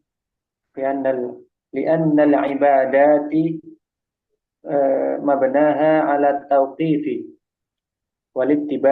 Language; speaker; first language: Arabic; non-native, learner; Indonesian